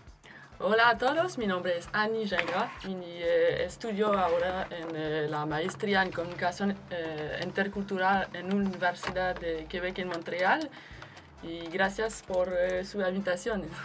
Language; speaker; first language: Spanish; non-native, fluent; French